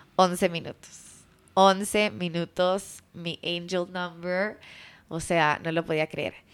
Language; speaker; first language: Spanish; early bilingual, heritage; Spanish